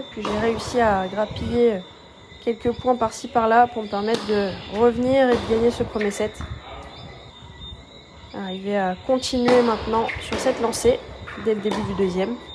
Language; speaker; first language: French; native; French